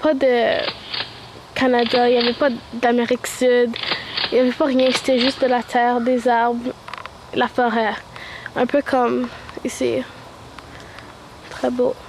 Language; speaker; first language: French; early bilingual, other home language; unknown